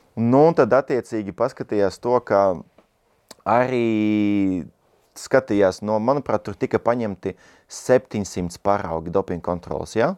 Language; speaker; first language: Latvian; non-native, local second language; Russian